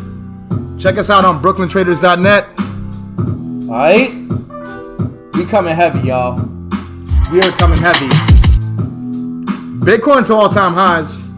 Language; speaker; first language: English; native; English